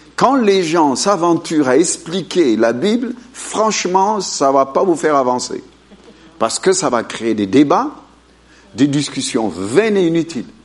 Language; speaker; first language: French; non-native, fluent; Amharic